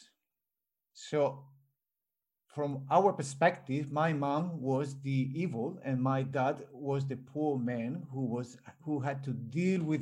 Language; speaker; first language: English; non-native, fluent; Spanish